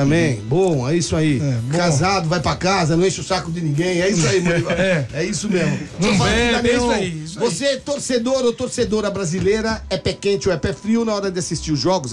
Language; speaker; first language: Portuguese; native; Portuguese